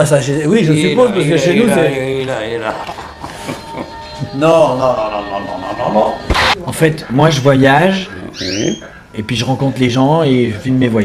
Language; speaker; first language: French; native; French